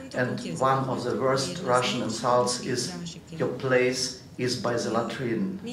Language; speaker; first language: English; non-native, fluent; Russian